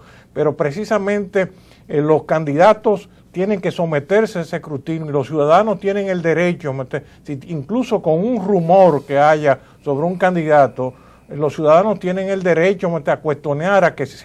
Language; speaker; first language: Spanish; native; Spanish